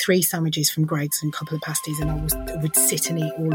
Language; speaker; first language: English; native; English